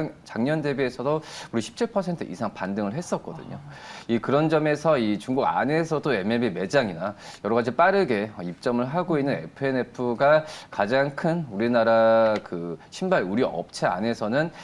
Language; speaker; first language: Korean; native; Korean